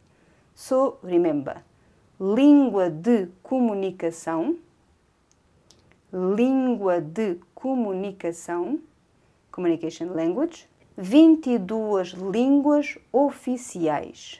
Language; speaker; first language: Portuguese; non-native, fluent; Konkani